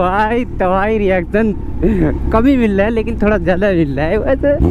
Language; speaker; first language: Hindi; native; Hindi